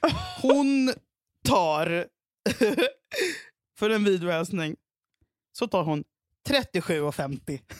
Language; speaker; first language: Swedish; native; Swedish